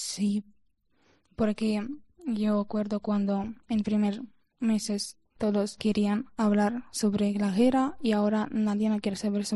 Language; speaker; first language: Spanish; non-native, learner; Ukrainian